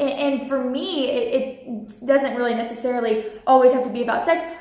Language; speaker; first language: English; native; English